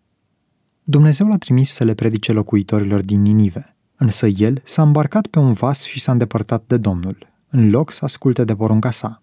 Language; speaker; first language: Romanian; native; Romanian